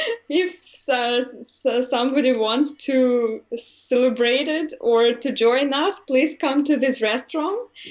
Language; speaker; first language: English; non-native, fluent; Russian